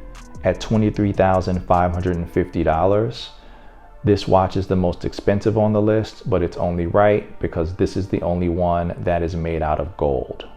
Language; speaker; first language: English; native; English